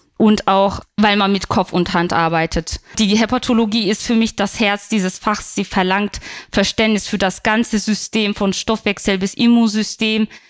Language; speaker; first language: German; non-native, fluent; Turkish